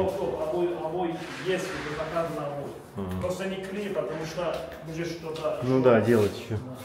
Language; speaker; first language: Russian; non-native, learner; Turkish